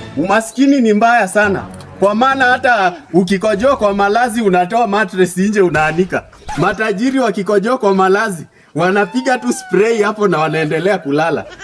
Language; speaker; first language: Swahili; native; Swahili